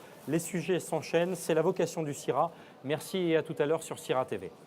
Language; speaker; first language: French; native; French